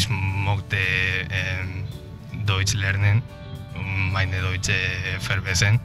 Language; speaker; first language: German; non-native, learner; Spanish